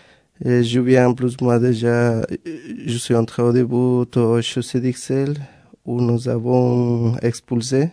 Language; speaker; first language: French; non-native, learner; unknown